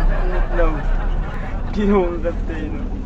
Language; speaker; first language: Filipino; native; Filipino